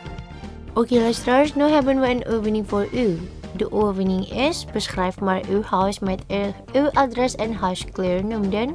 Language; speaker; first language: Dutch; non-native, learner; Indonesian